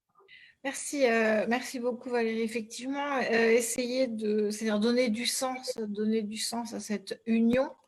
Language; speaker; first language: French; native; French